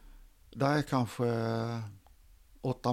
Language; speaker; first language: Swedish; non-native, fluent; Arabic